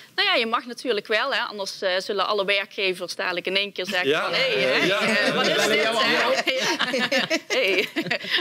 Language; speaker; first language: Dutch; native; Dutch